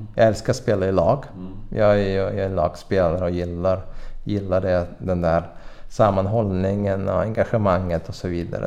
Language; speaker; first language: Swedish; non-native, fluent; Russian